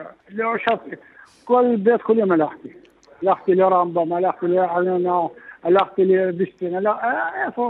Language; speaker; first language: Hebrew; non-native, local second language; Arabic